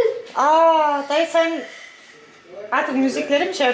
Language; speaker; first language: Turkish; native; Turkish